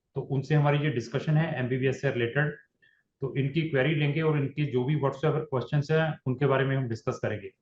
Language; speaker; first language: Hindi; non-native, local second language; Punjabi